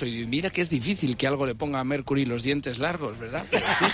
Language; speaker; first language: Spanish; native; Spanish